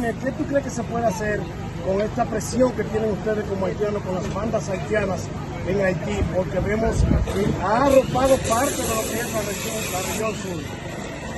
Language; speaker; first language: Spanish; native; Spanish